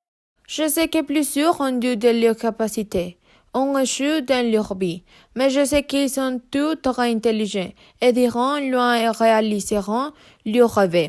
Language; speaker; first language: French; non-native, learner; Spanish